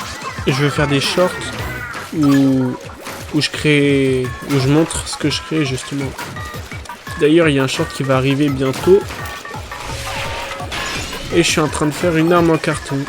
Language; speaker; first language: French; native; French